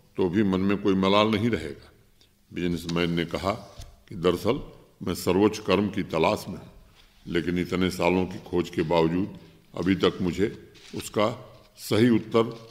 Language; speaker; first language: Hindi; native; Hindi